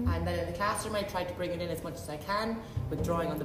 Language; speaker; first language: English; native; English